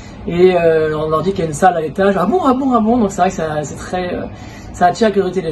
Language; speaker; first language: French; native; French